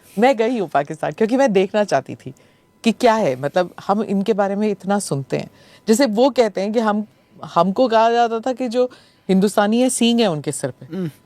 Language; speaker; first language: Hindi; native; Hindi